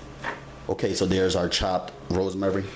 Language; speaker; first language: English; native; English